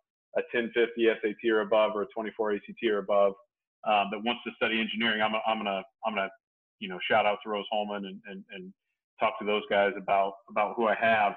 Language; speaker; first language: English; native; English